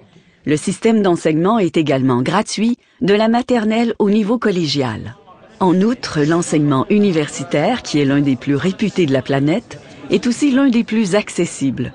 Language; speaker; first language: French; native; French